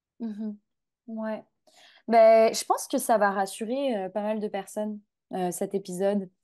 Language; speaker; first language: French; native; French